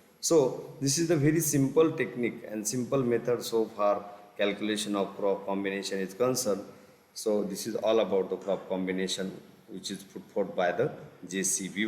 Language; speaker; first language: English; non-native, local second language; Marathi